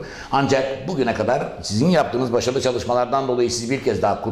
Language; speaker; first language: Turkish; native; Turkish